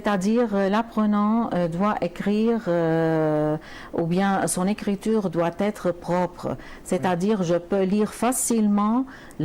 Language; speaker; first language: French; non-native, fluent; Arabic